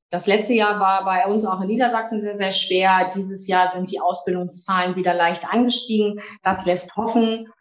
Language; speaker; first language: German; native; German